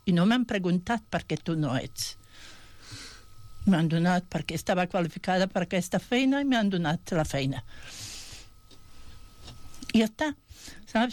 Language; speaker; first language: Catalan; non-native, fluent; Bosnian